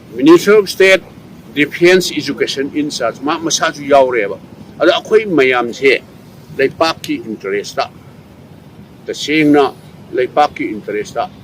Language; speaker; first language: Manipuri; native; Manipuri